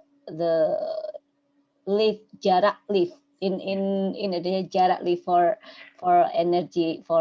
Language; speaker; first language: English; non-native, learner; Indonesian